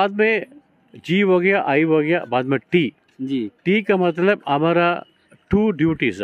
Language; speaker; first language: Hindi; non-native, local second language; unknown